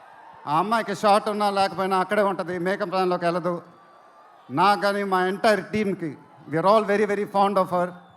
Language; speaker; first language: Telugu; native; Telugu